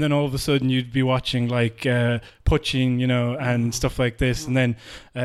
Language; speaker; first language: English; native; English